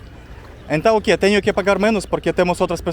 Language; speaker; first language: Portuguese; non-native, learner; Russian